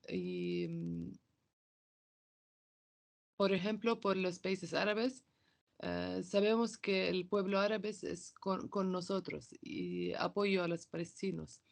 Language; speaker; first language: Spanish; non-native, local second language; Arabic